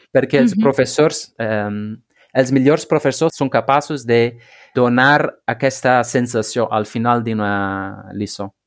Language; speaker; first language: Catalan; non-native, learner; Dutch